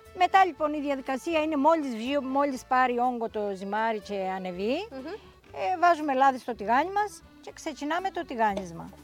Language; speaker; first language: Greek; native; Greek